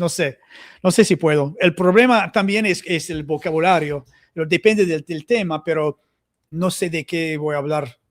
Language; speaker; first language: Spanish; non-native, learner; English